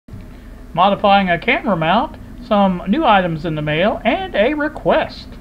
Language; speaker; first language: English; native; English